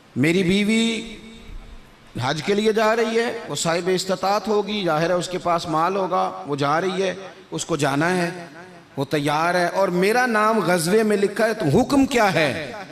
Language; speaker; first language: Urdu; non-native, local second language; Punjabi